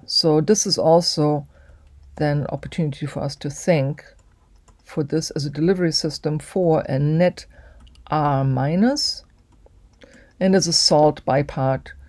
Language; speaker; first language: English; native; English